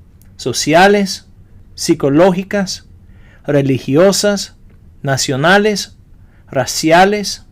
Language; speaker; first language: Spanish; non-native, fluent; English